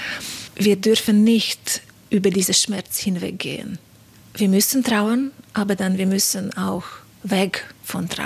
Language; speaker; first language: German; non-native, fluent; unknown